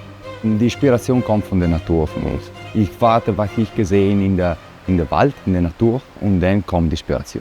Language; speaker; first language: German; non-native, learner; Italian